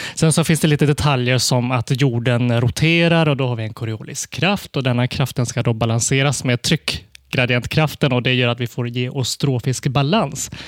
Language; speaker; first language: Swedish; early bilingual, other home language; Cantonese